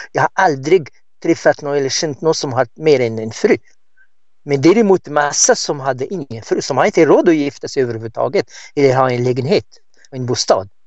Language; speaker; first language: Swedish; non-native, fluent; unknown